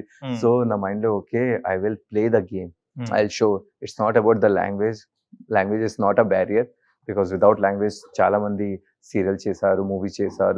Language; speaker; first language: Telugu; non-native, learner; Hindi